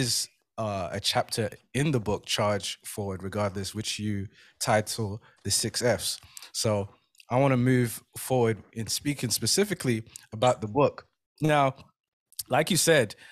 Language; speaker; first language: English; native; English